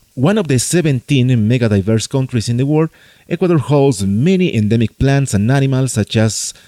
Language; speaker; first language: English; non-native, fluent; Spanish